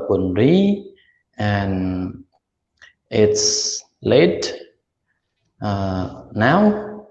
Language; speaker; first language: English; non-native, learner; Khmer